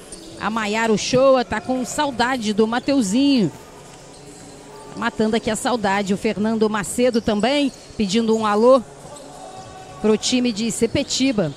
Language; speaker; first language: Portuguese; native; Portuguese